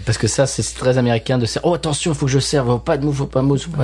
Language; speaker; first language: French; native; French